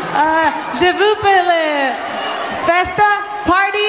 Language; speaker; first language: French; non-native, learner; Portuguese